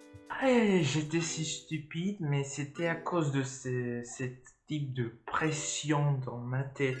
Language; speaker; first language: French; non-native, learner; Spanish